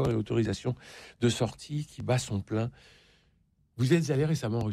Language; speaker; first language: French; native; French